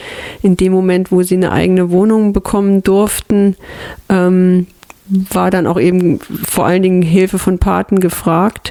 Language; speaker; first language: German; native; German